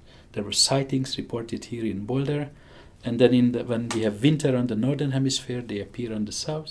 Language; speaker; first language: English; non-native, fluent; Hungarian